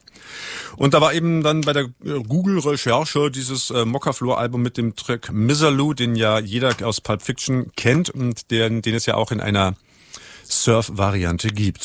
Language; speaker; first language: German; native; German